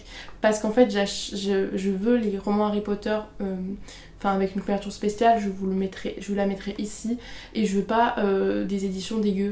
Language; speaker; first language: French; native; French